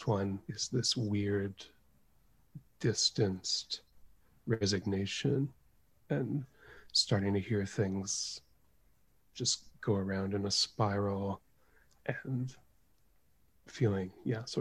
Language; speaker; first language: English; native; English